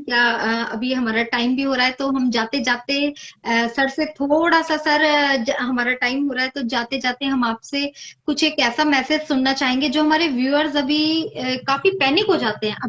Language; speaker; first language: Hindi; native; Hindi